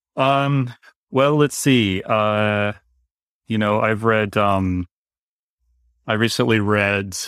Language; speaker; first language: English; native; English